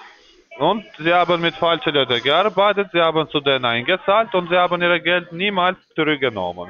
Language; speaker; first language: German; non-native, fluent; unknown